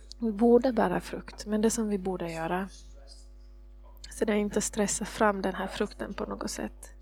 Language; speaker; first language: Swedish; non-native, fluent; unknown